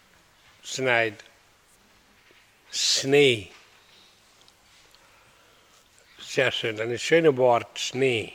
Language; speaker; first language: German; non-native, learner; Hindi